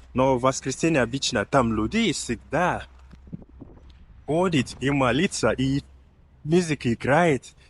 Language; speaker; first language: Russian; non-native, learner; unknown